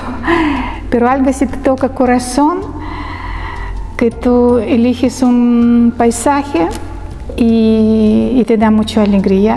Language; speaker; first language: Spanish; non-native, learner; Russian